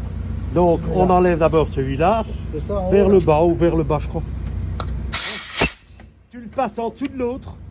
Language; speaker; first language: French; native; French